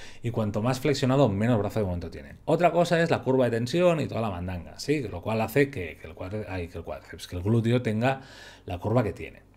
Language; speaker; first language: Spanish; native; Spanish